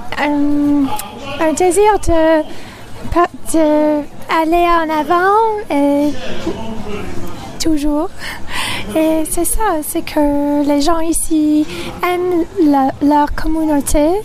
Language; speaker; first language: French; non-native, local second language; English